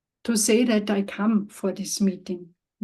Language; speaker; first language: English; non-native, learner; German